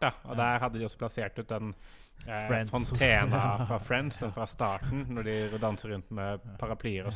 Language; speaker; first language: Norwegian; native; Norwegian